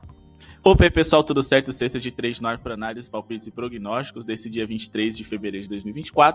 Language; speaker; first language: Portuguese; native; Portuguese